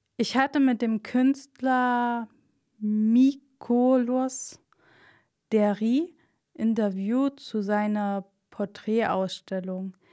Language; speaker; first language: German; non-native, fluent; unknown